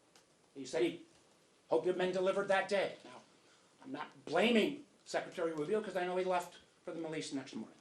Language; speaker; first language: English; native; English